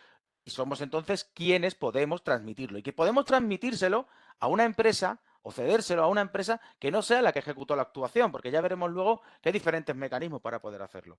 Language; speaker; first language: Spanish; native; Spanish